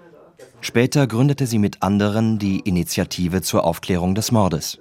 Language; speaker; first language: German; native; German